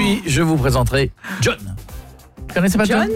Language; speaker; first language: French; native; French